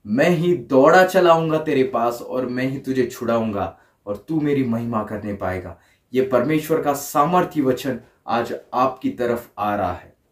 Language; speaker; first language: Hindi; non-native, local second language; Marathi